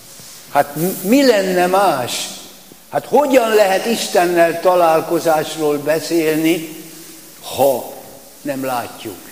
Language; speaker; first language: Hungarian; native; Hungarian